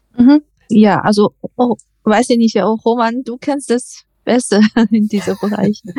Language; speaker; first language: German; non-native, learner; Chinese